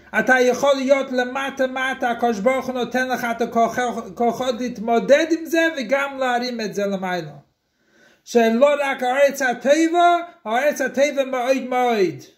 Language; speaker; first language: Hebrew; non-native, fluent; English